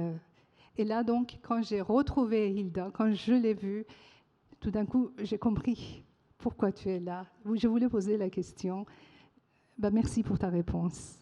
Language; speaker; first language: French; non-native, fluent; Persian